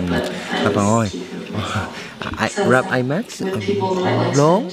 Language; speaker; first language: Vietnamese; non-native, learner; Korean